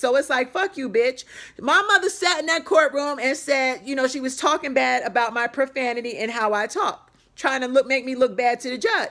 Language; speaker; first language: English; native; English